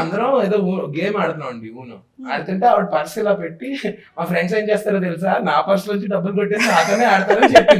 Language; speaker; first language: Telugu; native; Telugu